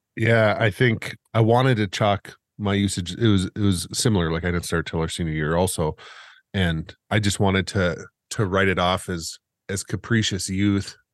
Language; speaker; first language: English; native; English